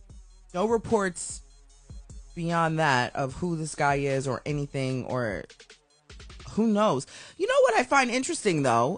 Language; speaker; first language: English; native; English